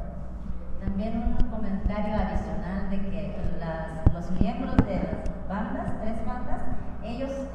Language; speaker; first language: Spanish; non-native, fluent; Japanese